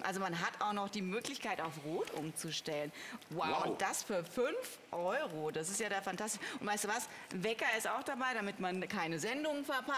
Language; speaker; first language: German; native; German